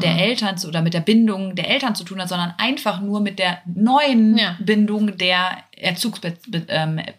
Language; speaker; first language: German; native; German